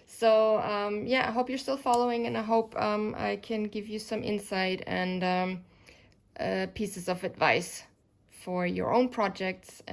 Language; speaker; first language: English; non-native, fluent; German